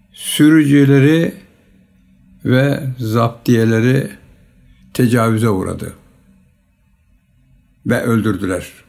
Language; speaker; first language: Turkish; native; Turkish